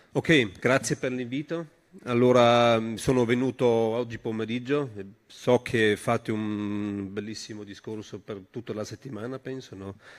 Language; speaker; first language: Italian; non-native, local second language; German